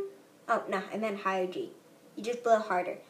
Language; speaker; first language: English; native; English